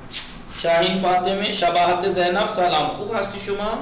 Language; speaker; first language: Persian; non-native, fluent; Urdu